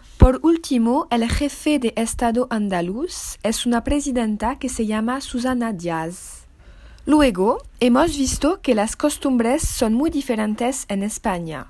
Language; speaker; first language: Spanish; non-native, learner; French